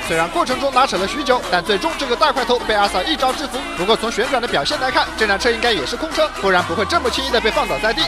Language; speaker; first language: Chinese; native; Chinese